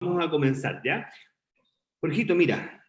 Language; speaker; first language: Spanish; native; Spanish